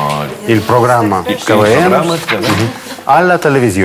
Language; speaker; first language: Italian; non-native, fluent; Russian